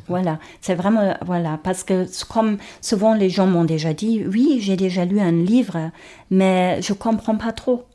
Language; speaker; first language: French; non-native, fluent; German